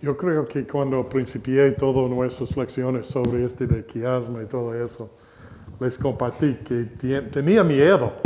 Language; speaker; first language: Spanish; non-native, fluent; English